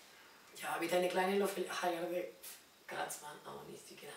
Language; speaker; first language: German; non-native, learner; Spanish